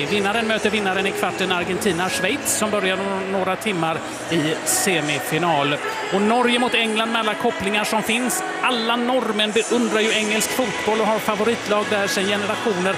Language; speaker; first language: Swedish; native; Swedish